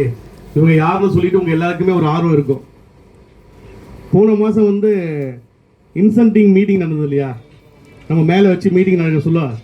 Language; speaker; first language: Tamil; native; Tamil